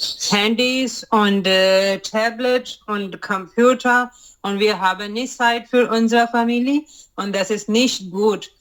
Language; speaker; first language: German; non-native, learner; Urdu